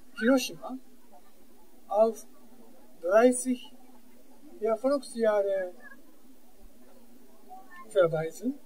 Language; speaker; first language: German; non-native, fluent; Japanese